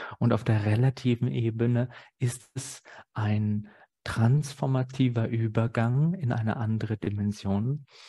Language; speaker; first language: German; native; German